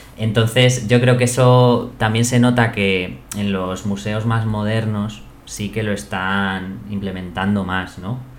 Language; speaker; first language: Spanish; native; Spanish